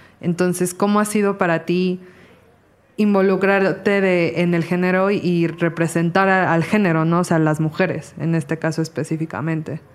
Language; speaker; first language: Spanish; native; Spanish